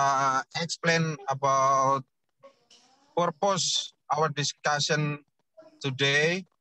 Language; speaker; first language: English; non-native, learner; Indonesian